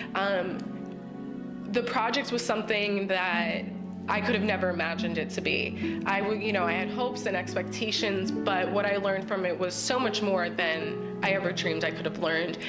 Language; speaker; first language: English; native; English